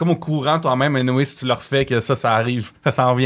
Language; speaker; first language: French; native; French